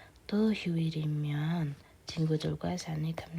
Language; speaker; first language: Korean; non-native, fluent; Indonesian